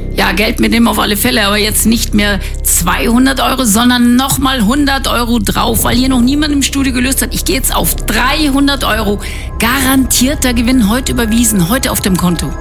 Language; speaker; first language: German; native; German